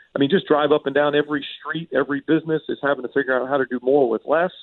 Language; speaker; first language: English; native; English